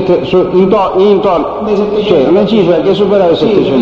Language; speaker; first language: Italian; native; Italian